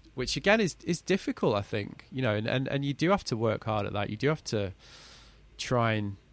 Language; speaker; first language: English; native; English